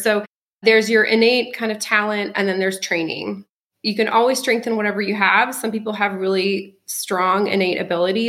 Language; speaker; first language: English; early bilingual, other home language; French